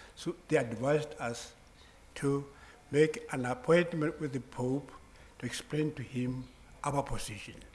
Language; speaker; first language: English; non-native, local second language; Southern Sotho